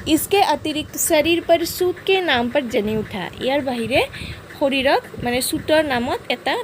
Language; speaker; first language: Hindi; non-native, local second language; Assamese